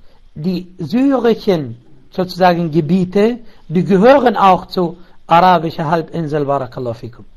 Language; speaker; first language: German; non-native, local second language; Arabic